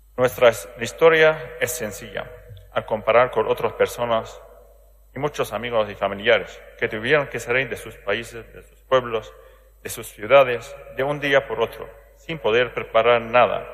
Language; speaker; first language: Spanish; non-native, learner; Arabic